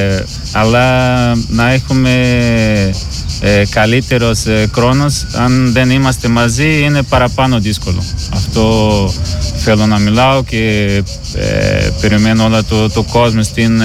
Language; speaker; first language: Greek; non-native, learner; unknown